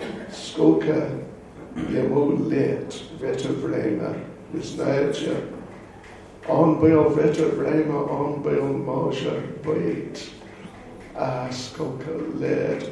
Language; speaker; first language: Russian; non-native, learner; English